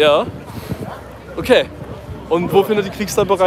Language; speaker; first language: German; native; German